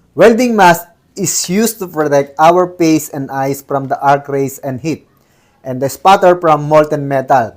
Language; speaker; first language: English; non-native, local second language; Filipino